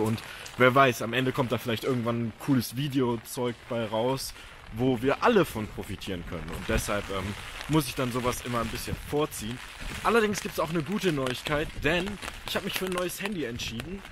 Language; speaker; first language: German; native; German